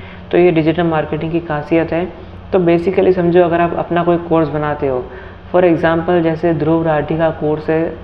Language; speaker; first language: Hindi; native; Hindi